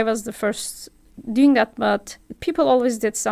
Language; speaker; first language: English; non-native, fluent; Turkish